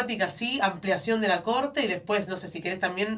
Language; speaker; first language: Spanish; native; Spanish